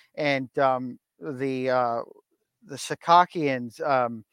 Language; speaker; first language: English; native; English